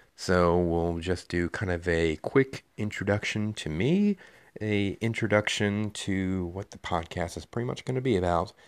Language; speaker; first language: English; native; English